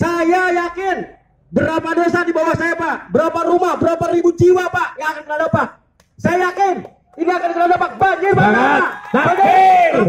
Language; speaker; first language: Indonesian; native; Indonesian